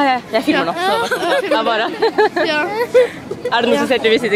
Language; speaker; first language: Norwegian; native; Norwegian